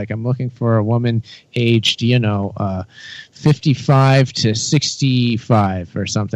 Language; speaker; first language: English; native; English